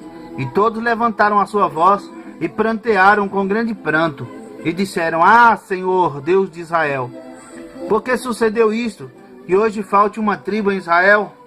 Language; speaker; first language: Portuguese; native; Portuguese